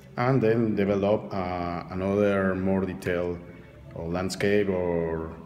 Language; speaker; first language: English; non-native, learner; Spanish